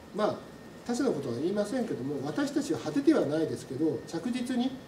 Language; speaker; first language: Japanese; native; Japanese